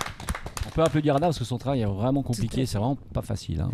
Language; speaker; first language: French; native; French